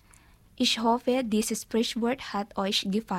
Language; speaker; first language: German; non-native, learner; Filipino